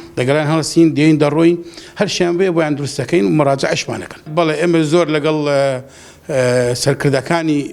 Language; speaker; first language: Central Kurdish; non-native, local second language; Southern Kurdish